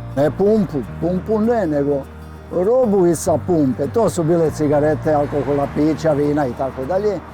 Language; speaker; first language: Bosnian; native; Bosnian